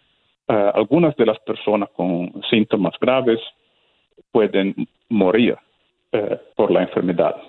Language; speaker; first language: Spanish; non-native, fluent; Italian